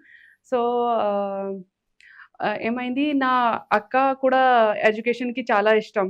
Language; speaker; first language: Telugu; non-native, learner; Hindi